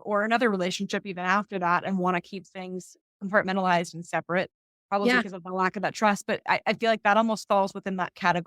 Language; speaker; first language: English; native; English